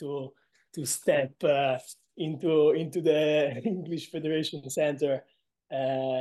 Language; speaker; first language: English; non-native, fluent; Italian